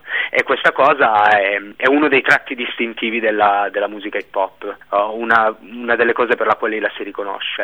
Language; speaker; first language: Italian; native; Italian